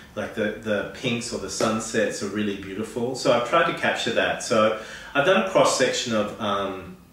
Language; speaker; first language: English; native; English